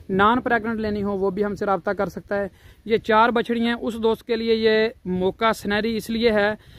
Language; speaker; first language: Urdu; non-native, local second language; Punjabi